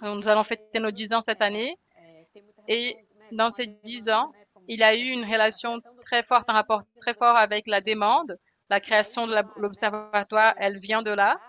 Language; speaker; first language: French; non-native, fluent; Portuguese